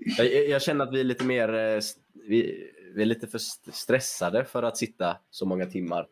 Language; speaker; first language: Swedish; native; Swedish